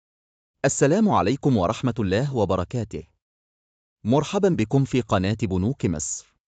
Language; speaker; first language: Arabic; native; Arabic